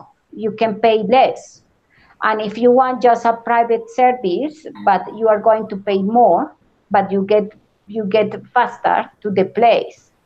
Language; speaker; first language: English; non-native, learner; Spanish